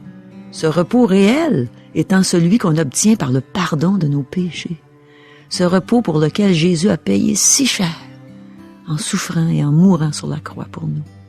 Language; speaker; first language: French; native; French